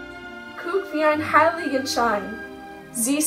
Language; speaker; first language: German; non-native, learner; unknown